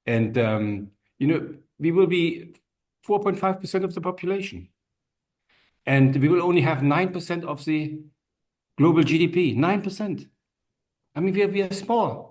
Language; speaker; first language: English; non-native, fluent; German